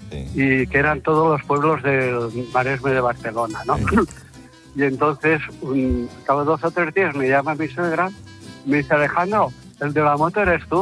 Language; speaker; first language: Spanish; native; Spanish